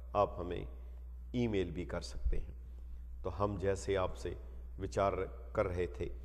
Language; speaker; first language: Hindi; non-native, local second language; Punjabi